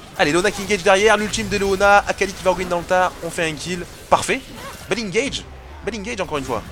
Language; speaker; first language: French; native; French